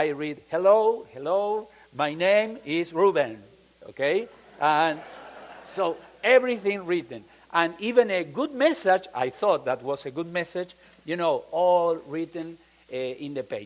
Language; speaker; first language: English; non-native, fluent; Spanish